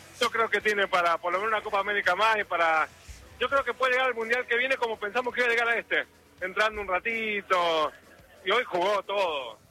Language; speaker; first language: Spanish; native; Spanish